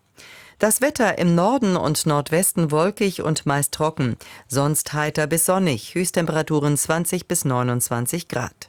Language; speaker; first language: German; native; German